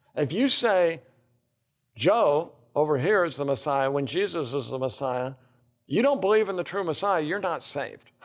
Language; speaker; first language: English; native; English